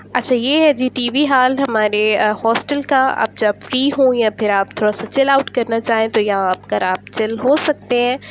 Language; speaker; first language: Urdu; non-native, local second language; Punjabi